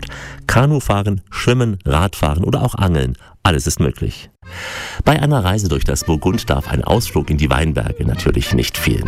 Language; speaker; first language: German; native; German